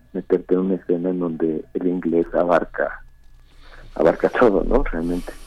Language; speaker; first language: Spanish; native; Spanish